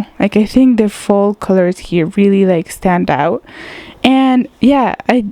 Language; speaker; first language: English; non-native, fluent; Spanish